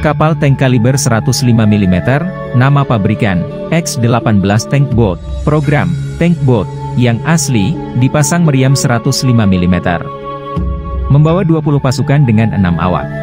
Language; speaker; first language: Indonesian; native; Indonesian